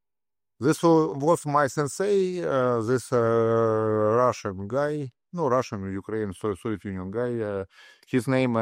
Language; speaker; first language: English; non-native, learner; Russian